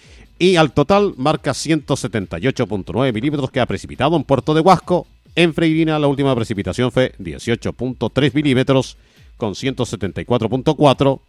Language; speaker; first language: Spanish; native; Spanish